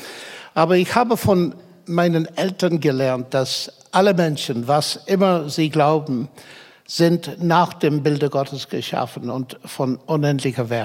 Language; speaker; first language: German; non-native, fluent; English